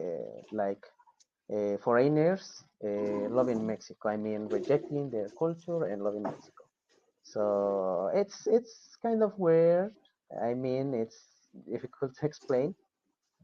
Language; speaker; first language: English; non-native, fluent; Spanish